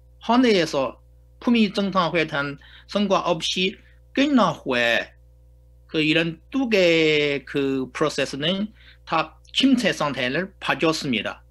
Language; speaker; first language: Korean; non-native, fluent; Chinese